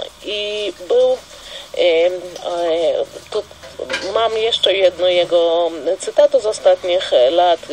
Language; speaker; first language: Polish; non-native, fluent; Russian